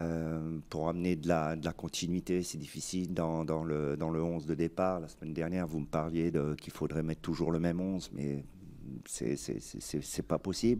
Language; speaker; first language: French; native; French